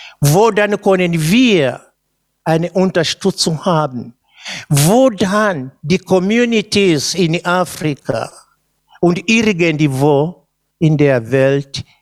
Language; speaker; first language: German; non-native, fluent; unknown